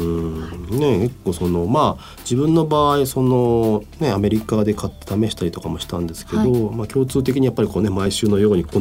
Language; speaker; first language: Japanese; native; Japanese